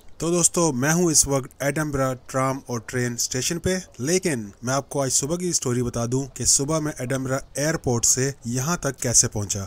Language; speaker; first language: Urdu; native; Urdu